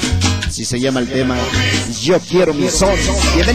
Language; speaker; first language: Spanish; native; Spanish